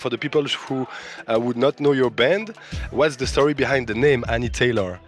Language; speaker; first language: English; non-native, fluent; French